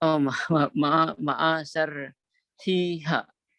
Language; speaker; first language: Arabic; non-native, learner; Indonesian